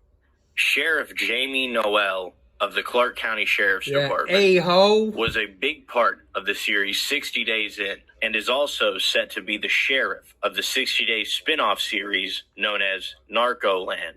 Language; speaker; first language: English; native; English